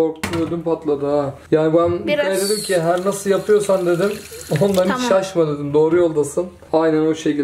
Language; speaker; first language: Turkish; native; Turkish